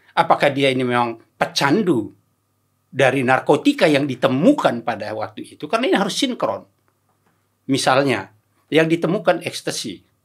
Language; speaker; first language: Indonesian; native; Indonesian